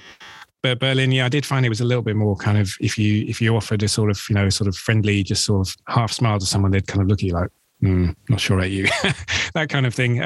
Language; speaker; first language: English; native; English